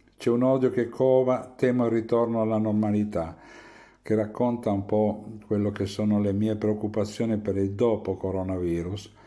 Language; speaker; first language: Italian; native; Italian